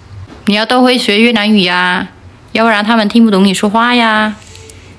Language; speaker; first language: Chinese; non-native, fluent; Vietnamese